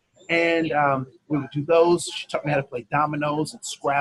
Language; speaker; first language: English; native; English